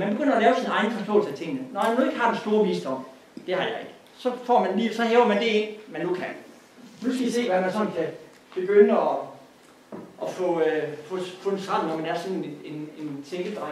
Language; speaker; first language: Danish; native; Danish